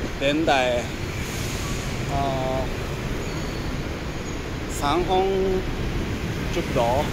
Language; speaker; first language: Vietnamese; non-native, learner; Japanese